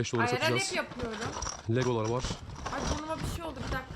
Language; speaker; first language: Turkish; native; Turkish